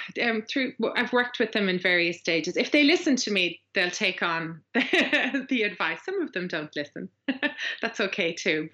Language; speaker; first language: English; native; English